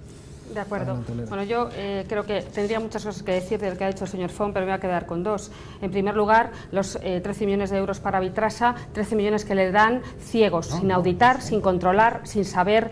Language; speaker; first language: Spanish; native; Spanish